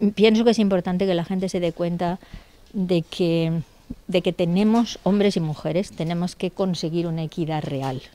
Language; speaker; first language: Spanish; native; Spanish